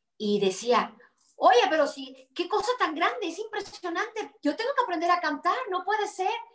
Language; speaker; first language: Spanish; native; Spanish